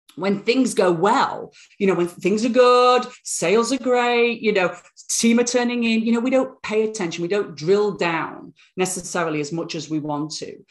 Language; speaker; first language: English; native; English